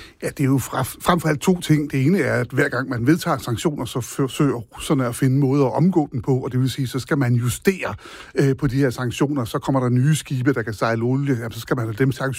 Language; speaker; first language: Danish; native; Danish